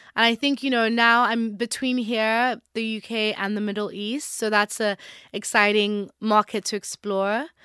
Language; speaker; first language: English; non-native, local second language; Yoruba